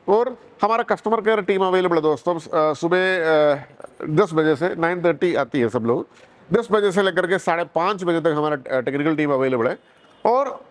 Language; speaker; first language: Hindi; non-native, local second language; Malayalam